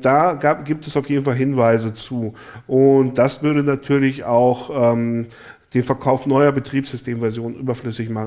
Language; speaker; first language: German; native; German